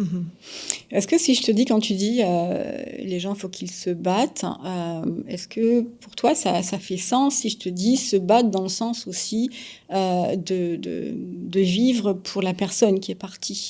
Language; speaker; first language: French; native; French